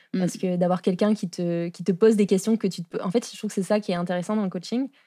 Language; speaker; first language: French; native; French